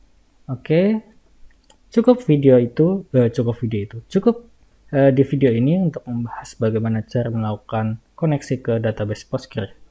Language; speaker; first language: Indonesian; native; Indonesian